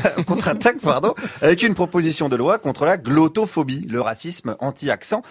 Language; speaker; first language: French; native; French